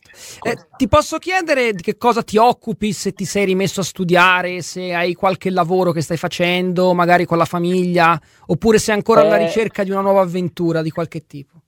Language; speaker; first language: Italian; native; Italian